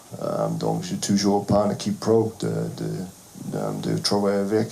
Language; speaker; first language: French; non-native, fluent; English